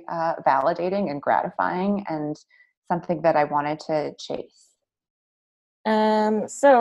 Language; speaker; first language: English; native; English